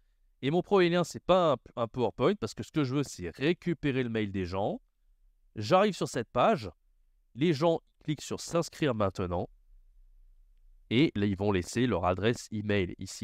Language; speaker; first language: French; native; French